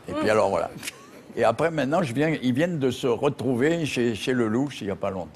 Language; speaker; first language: French; native; French